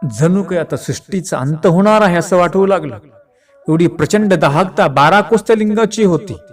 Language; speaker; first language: Marathi; native; Marathi